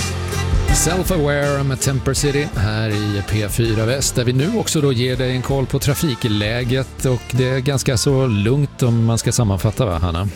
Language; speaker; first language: Swedish; native; Swedish